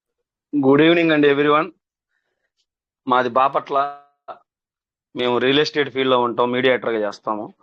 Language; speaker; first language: Telugu; native; Telugu